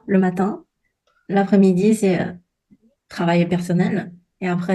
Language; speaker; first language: French; non-native, fluent; Chinese